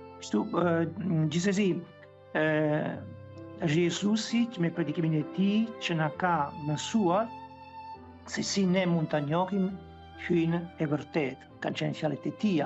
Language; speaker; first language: Albanian; non-native, fluent; Italian